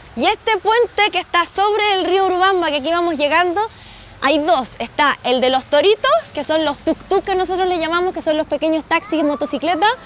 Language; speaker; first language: Spanish; native; Spanish